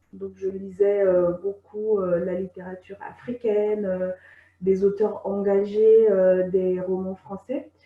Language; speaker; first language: French; non-native, local second language; Sango